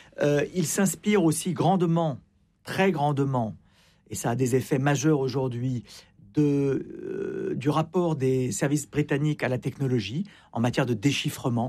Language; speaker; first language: French; native; French